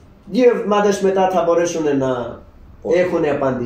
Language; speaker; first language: Greek; non-native, learner; Urdu